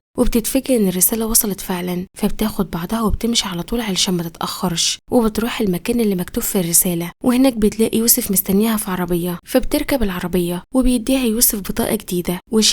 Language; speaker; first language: Arabic; native; Arabic